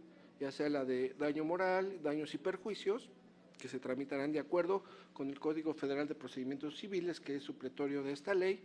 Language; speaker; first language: Spanish; native; Spanish